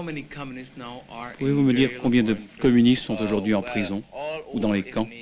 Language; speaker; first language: French; native; French